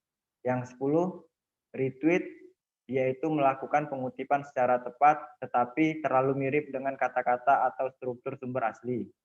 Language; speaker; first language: Indonesian; native; Indonesian